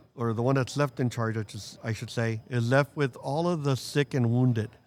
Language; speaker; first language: English; native; English